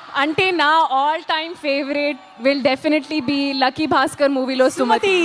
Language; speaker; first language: Telugu; non-native, local second language; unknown